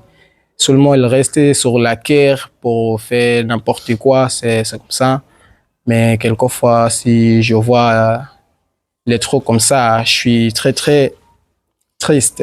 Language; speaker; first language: French; non-native, learner; Swahili